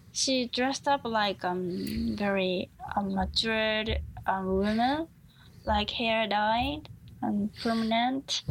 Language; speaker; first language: English; non-native, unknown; Japanese